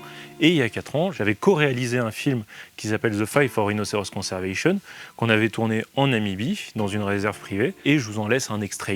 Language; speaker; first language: French; native; French